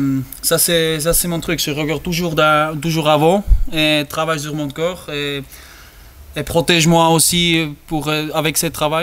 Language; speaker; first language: French; non-native, learner; German